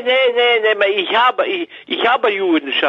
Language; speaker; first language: German; non-native, learner; French